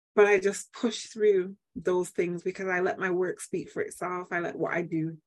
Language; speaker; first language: English; native; English